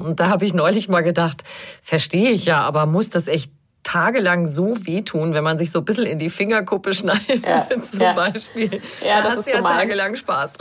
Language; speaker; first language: German; native; German